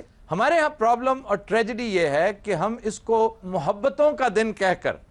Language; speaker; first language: Urdu; native; Urdu